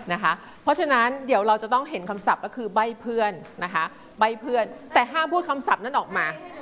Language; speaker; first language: Thai; native; Thai